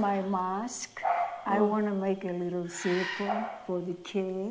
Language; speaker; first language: English; non-native, learner; Spanish